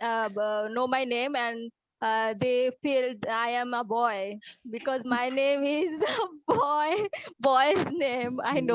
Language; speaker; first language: English; non-native, learner; Bangla